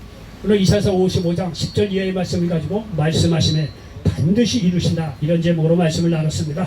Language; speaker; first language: Korean; native; Korean